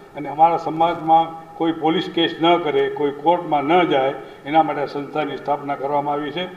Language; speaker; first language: Gujarati; non-native, local second language; Sindhi